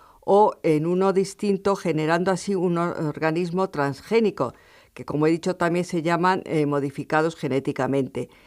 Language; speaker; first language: Spanish; native; Spanish